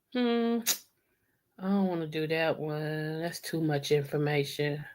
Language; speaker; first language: English; native; English